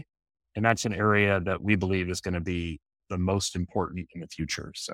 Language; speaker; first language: English; native; English